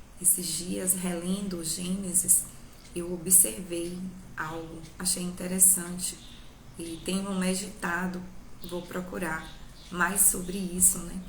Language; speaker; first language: Portuguese; native; Portuguese